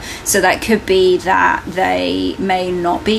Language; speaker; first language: English; native; English